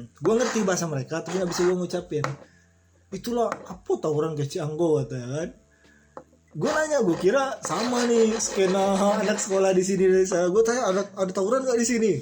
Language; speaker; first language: Indonesian; native; Indonesian